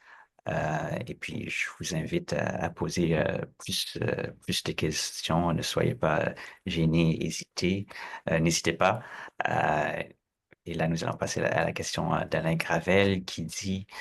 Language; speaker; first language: French; native; French